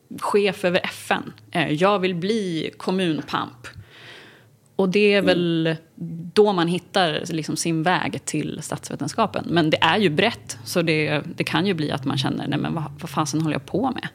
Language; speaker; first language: Swedish; native; Swedish